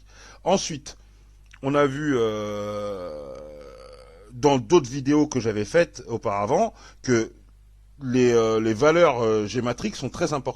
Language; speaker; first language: French; native; French